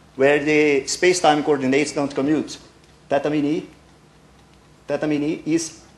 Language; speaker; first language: English; non-native, learner; Portuguese